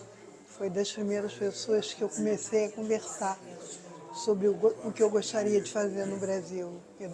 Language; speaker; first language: Portuguese; non-native, fluent; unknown